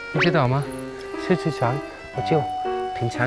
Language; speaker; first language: Chinese; non-native, fluent; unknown